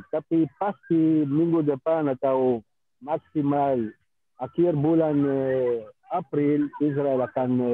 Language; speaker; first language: Indonesian; non-native, fluent; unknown